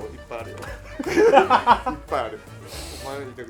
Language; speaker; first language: Japanese; native; Japanese